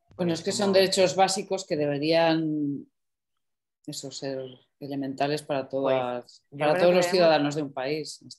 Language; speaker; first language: Spanish; native; Spanish